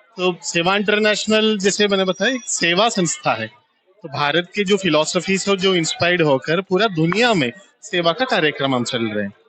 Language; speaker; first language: Hindi; non-native, local second language; Malayalam